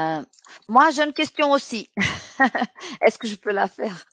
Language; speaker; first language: French; non-native, fluent; Portuguese